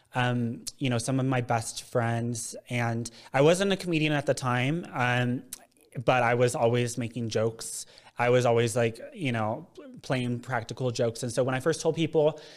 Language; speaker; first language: English; native; English